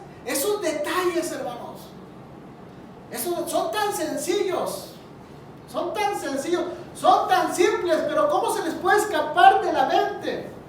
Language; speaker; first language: Spanish; native; Spanish